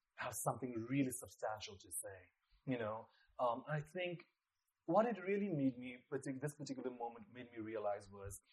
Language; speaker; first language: English; non-native, local second language; Nepali